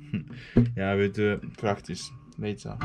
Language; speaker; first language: English; non-native, fluent; Japanese